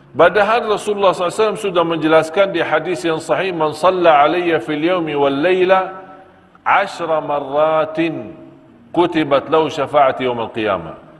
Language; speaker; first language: Malay; non-native, fluent; Arabic